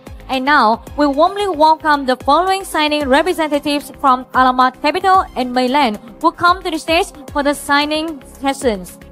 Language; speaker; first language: English; non-native, fluent; Vietnamese